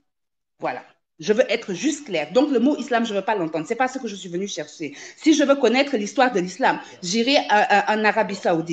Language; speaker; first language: French; native; French